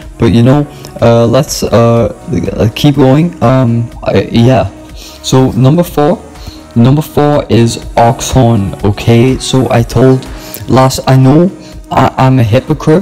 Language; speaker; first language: English; native; English